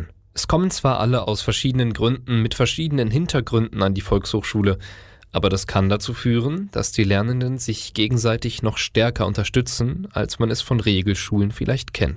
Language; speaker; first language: German; native; German